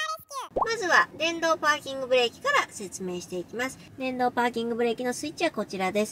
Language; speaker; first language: Japanese; native; Japanese